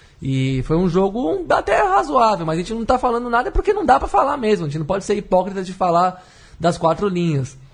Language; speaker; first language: Portuguese; native; Portuguese